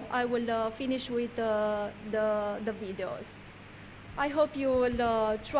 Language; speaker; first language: English; non-native, learner; Romanian